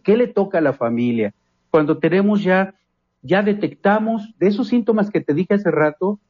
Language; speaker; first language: Spanish; native; Spanish